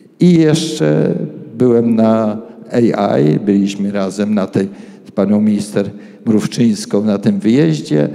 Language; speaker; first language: Polish; native; Polish